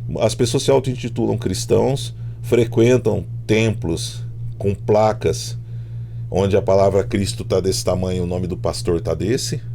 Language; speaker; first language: Portuguese; native; Portuguese